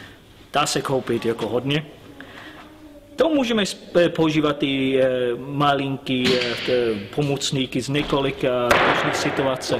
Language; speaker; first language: Czech; non-native, learner; English